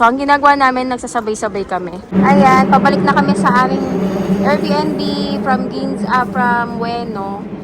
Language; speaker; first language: Filipino; native; Filipino